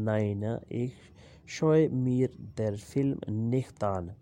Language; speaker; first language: German; non-native, learner; Urdu